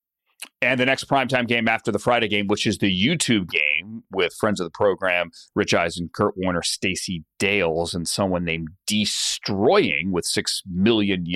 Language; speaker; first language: English; native; English